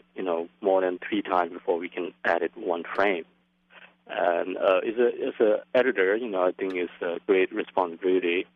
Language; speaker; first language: English; non-native, fluent; Lao